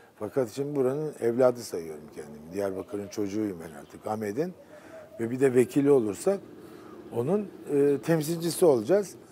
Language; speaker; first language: Turkish; native; Turkish